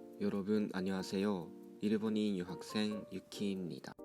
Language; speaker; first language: Korean; non-native, fluent; Japanese